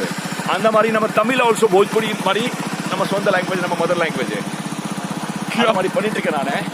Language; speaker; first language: Tamil; non-native, local second language; Bhojpuri